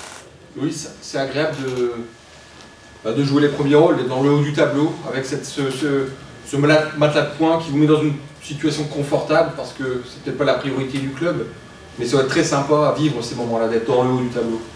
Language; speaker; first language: French; native; French